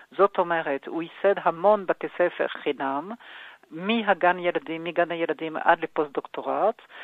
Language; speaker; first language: Hebrew; non-native, fluent; French